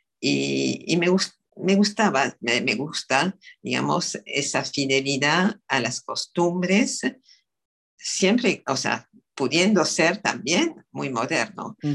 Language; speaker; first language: Spanish; non-native, fluent; French